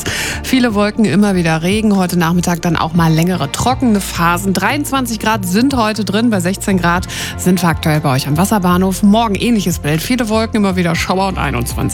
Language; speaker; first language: German; native; German